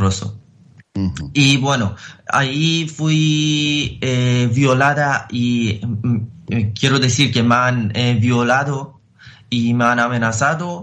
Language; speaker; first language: Spanish; non-native, fluent; Persian